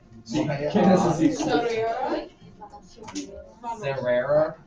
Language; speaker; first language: Spanish; non-native, fluent; English